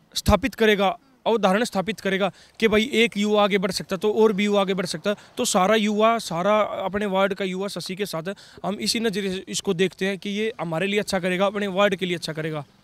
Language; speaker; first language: Hindi; native; Hindi